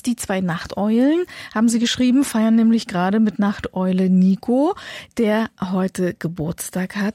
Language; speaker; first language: German; native; German